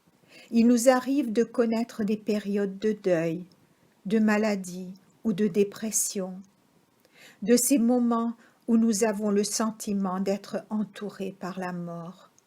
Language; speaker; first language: French; native; French